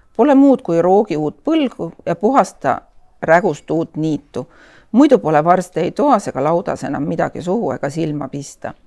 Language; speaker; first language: Estonian; native; Estonian